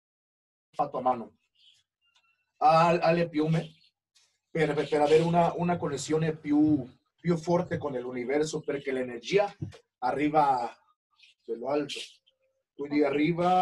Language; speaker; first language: Italian; non-native, learner; Spanish